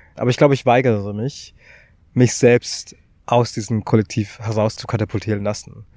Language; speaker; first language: German; early bilingual, other home language; Tamil